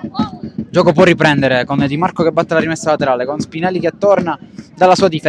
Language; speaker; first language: Italian; native; Italian